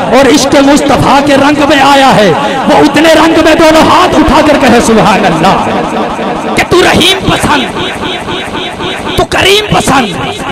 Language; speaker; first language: Urdu; non-native, local second language; Punjabi